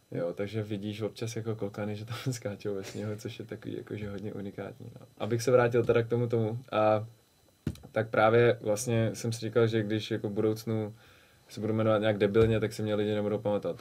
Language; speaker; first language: Czech; early bilingual, other home language; English